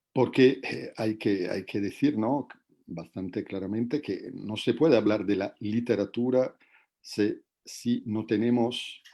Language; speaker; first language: Spanish; non-native, fluent; Italian